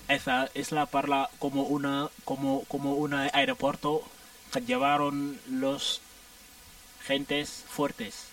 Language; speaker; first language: Spanish; non-native, learner; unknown